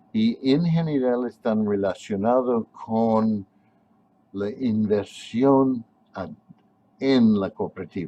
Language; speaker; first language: Spanish; non-native, fluent; English